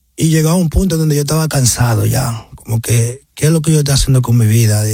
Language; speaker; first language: Spanish; early bilingual, heritage; Spanish